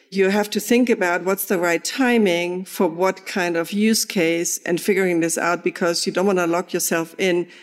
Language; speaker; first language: English; non-native, fluent; German